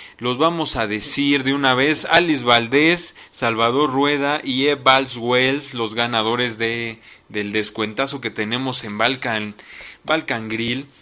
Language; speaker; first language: Spanish; native; Spanish